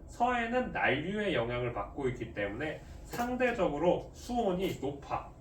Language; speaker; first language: Korean; native; Korean